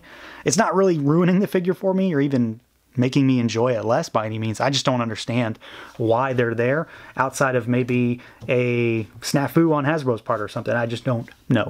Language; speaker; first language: English; native; English